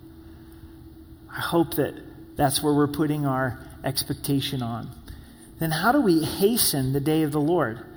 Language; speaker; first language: English; native; English